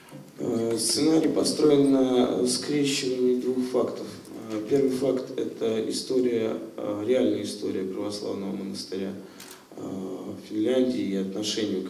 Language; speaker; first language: Russian; native; Russian